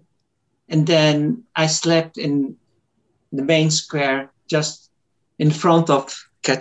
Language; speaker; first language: English; non-native, fluent; Turkish